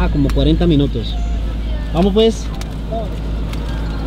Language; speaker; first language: Spanish; native; Spanish